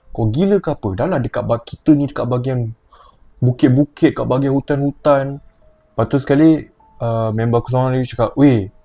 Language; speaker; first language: Malay; native; Malay